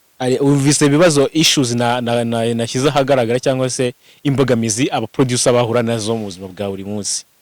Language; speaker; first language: Kinyarwanda; native; Kinyarwanda